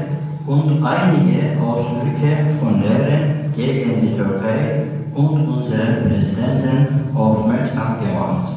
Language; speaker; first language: German; non-native, learner; Turkish